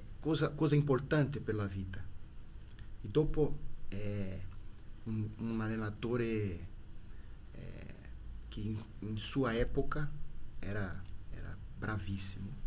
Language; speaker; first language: Italian; non-native, learner; Portuguese